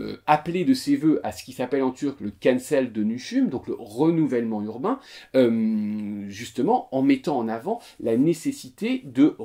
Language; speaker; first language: French; native; French